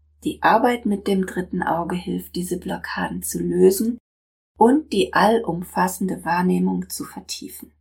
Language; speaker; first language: German; native; German